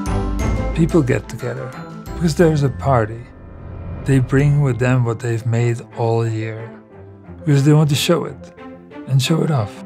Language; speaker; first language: English; non-native, fluent; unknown